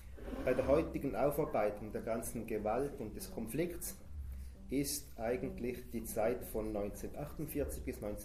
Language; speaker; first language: German; native; German